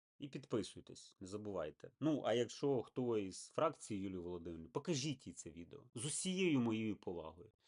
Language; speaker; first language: Ukrainian; native; Ukrainian